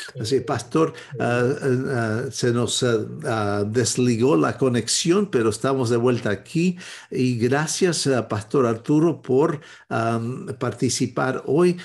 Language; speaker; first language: Spanish; non-native, fluent; English